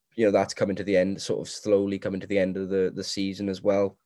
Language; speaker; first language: English; native; English